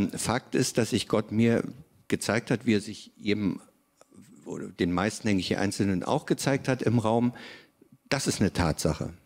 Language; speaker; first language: German; native; German